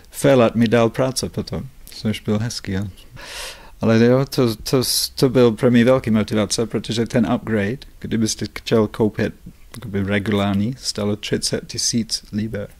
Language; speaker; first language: Czech; non-native, fluent; English